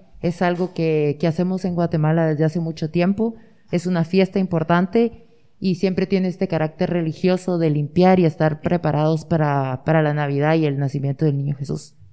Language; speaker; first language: Spanish; native; Spanish